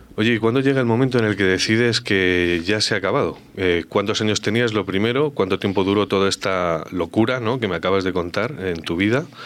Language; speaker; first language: Spanish; native; Spanish